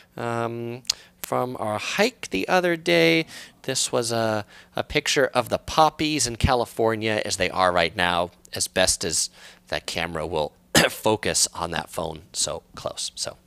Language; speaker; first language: English; native; English